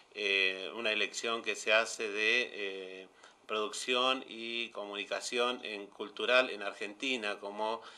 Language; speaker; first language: Spanish; native; Spanish